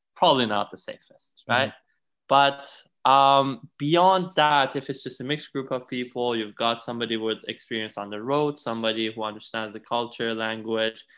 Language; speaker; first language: English; non-native, fluent; Persian